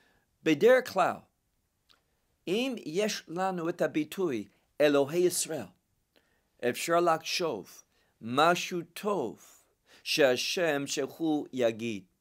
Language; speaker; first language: Hebrew; non-native, fluent; English